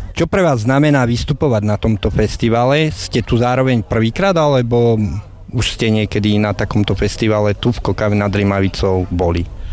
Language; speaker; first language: Slovak; native; Slovak